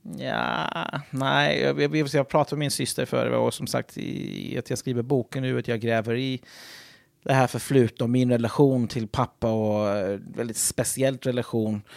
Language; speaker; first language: Swedish; non-native, fluent; English